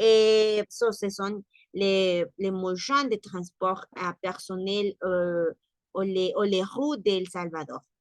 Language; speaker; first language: French; non-native, learner; Spanish